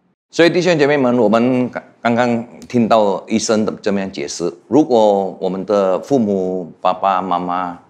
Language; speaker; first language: Chinese; non-native, fluent; Indonesian